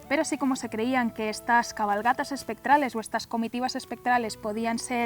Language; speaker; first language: Spanish; native; Spanish